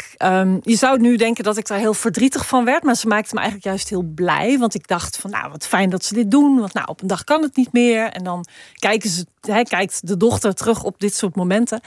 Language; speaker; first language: Dutch; native; Dutch